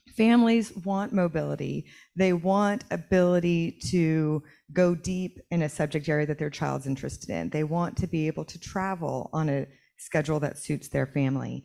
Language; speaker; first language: English; native; English